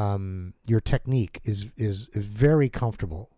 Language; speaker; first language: English; native; English